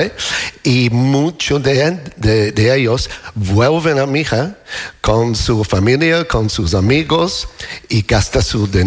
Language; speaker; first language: Spanish; non-native, learner; English